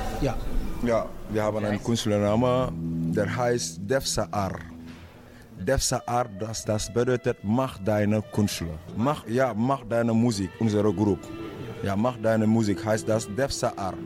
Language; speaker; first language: German; non-native, learner; Wolof